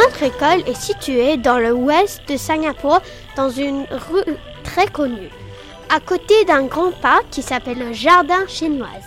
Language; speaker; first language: French; non-native, learner; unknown